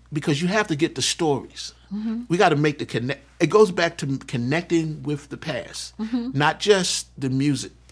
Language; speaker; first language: English; native; English